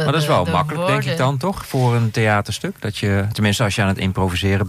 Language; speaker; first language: Dutch; native; Dutch